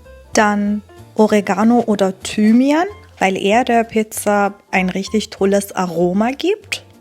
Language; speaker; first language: German; non-native, fluent; Persian